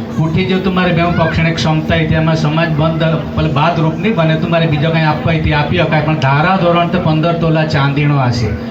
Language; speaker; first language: Gujarati; non-native, local second language; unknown